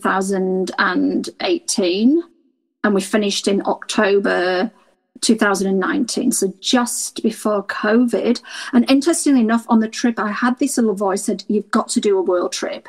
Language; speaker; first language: English; native; English